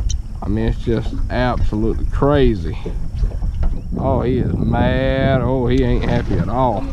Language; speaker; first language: English; native; English